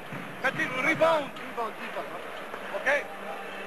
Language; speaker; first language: French; non-native, learner; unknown